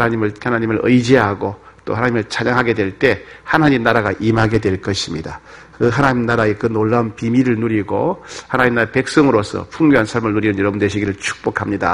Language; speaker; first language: Korean; native; Korean